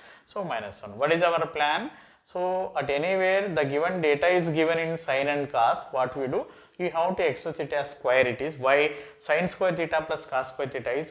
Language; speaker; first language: English; non-native, local second language; Telugu